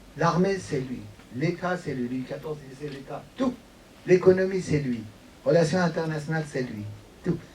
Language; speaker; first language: French; non-native, fluent; Persian